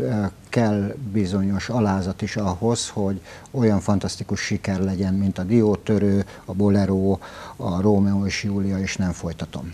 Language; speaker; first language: Hungarian; native; Hungarian